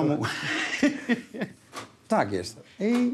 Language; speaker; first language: Polish; non-native, learner; Dutch